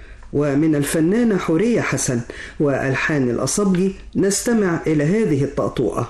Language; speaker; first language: Arabic; native; Arabic